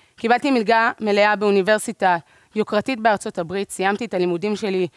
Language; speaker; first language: Hebrew; native; Hebrew